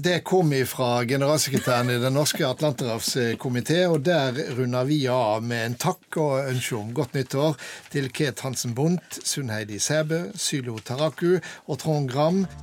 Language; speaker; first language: Norwegian; native; Norwegian